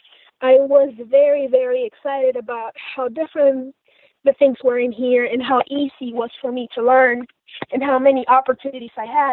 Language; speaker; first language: English; non-native, fluent; Spanish